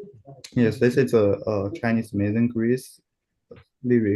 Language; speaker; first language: English; non-native, learner; Chinese